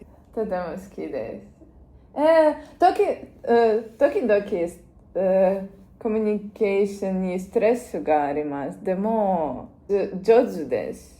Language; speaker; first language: Japanese; non-native, learner; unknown